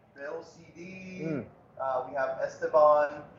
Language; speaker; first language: English; early bilingual, other home language; Spanish